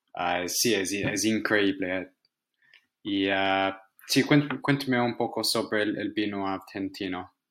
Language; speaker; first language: Spanish; non-native, fluent; English